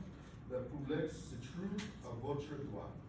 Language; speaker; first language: French; non-native, learner; English